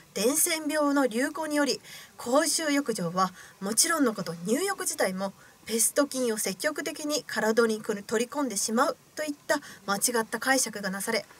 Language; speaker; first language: Japanese; native; Japanese